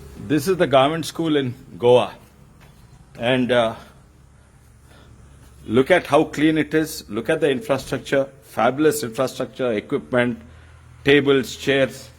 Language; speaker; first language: English; non-native, local second language; Telugu